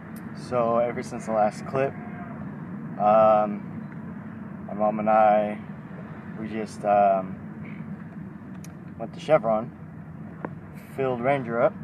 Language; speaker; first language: English; native; English